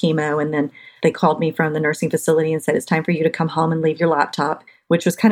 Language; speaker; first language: English; native; English